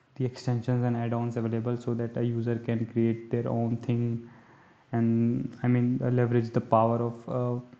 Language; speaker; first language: English; non-native, local second language; Hindi